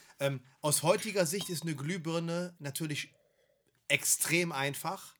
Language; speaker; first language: German; native; German